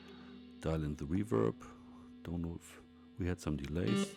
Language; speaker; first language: English; non-native, fluent; German